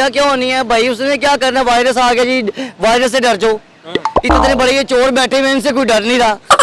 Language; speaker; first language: Hindi; non-native, local second language; Punjabi